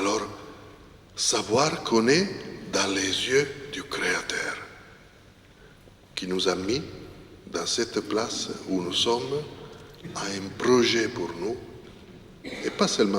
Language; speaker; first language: French; non-native, fluent; Italian